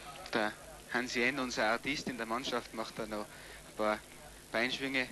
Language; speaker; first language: German; native; German